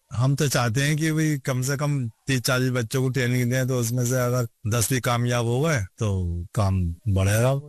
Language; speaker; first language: Hindi; native; Hindi